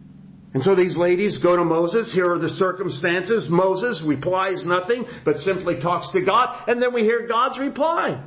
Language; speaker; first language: English; native; English